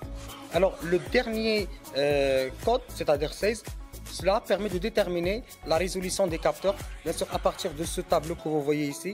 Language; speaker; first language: French; non-native, local second language; Arabic